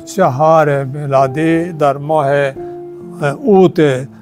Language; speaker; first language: Persian; non-native, fluent; Punjabi